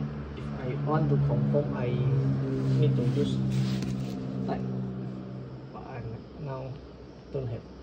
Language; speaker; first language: English; non-native, local second language; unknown